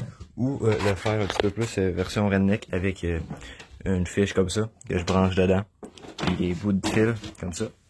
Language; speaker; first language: French; native; French